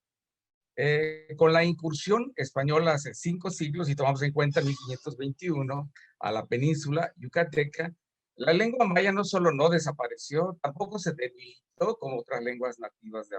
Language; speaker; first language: Spanish; native; Spanish